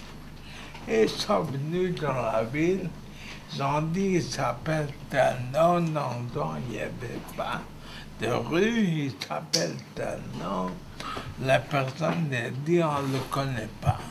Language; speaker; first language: French; non-native, fluent; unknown